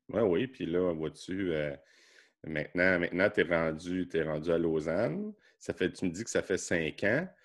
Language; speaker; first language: French; native; French